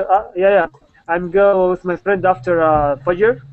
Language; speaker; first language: English; non-native, learner; Arabic